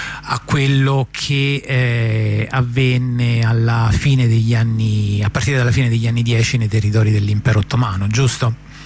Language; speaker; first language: Italian; native; Italian